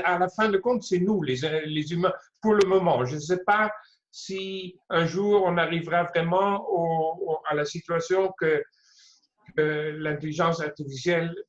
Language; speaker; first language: French; non-native, fluent; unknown